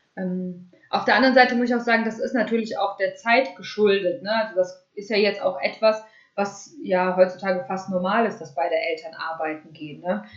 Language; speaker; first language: German; early bilingual, other home language; Russian